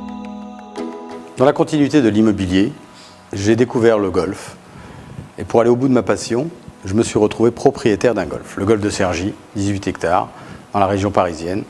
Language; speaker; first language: French; early bilingual, other home language; Arabic